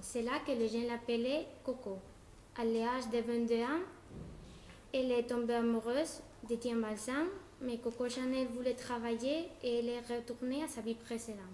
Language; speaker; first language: French; non-native, learner; Spanish